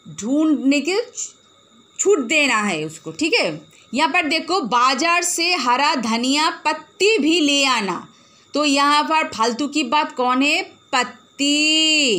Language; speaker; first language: Hindi; non-native, local second language; Bangla